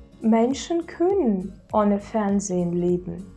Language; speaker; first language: German; non-native, fluent; Russian